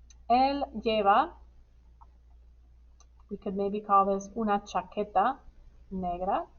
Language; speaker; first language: Spanish; non-native, fluent; English